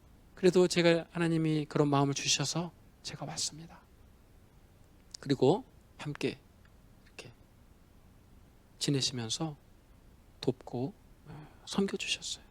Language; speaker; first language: Korean; native; Korean